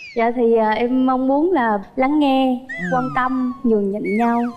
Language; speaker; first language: Vietnamese; native; Vietnamese